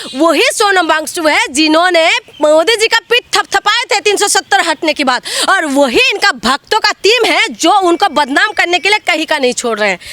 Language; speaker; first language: Hindi; non-native, local second language; Assamese